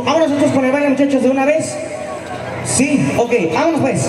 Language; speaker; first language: Spanish; native; Spanish